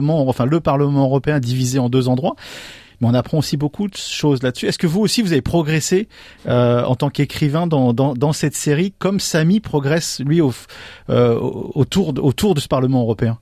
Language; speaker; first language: French; native; French